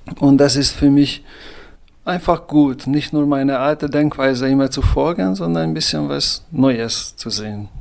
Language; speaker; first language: German; non-native, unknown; Hungarian